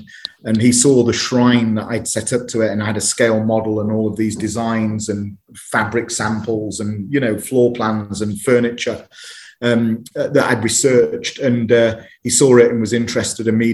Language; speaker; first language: English; native; English